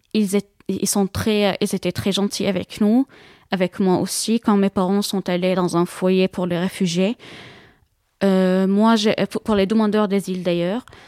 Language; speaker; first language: French; non-native, fluent; Arabic